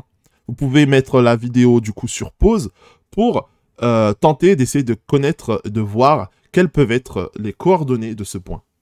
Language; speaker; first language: French; native; French